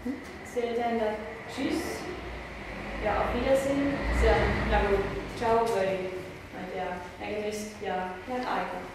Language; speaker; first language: Estonian; non-native, learner; German